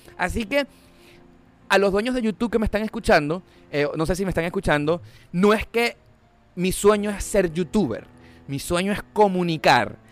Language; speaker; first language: Spanish; native; Spanish